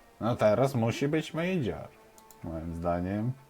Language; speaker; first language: Polish; non-native, fluent; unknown